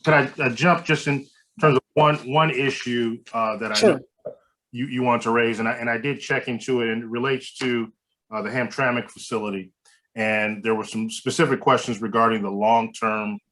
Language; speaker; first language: English; native; English